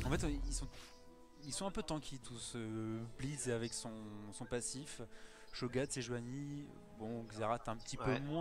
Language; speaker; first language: French; native; French